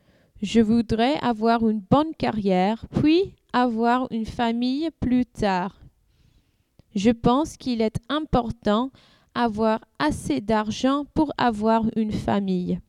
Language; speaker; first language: French; non-native, learner; English